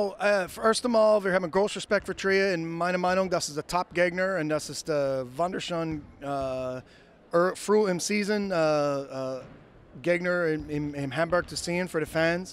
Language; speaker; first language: German; non-native, learner; English